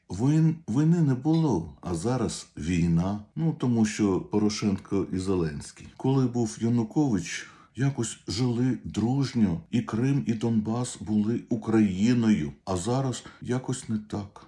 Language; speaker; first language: Ukrainian; non-native, local second language; Russian